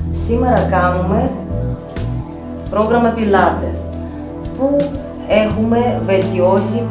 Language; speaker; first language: Greek; non-native, learner; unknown